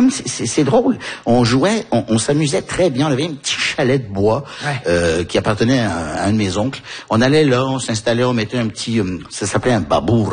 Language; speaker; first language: French; native; French